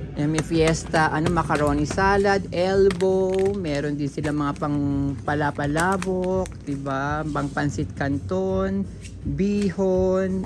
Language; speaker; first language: Filipino; native; Filipino